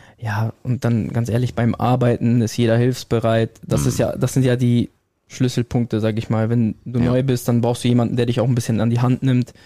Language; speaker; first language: German; early bilingual, other home language; Italian